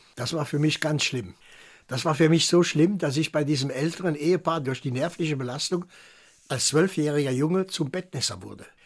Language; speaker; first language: German; early bilingual, heritage; German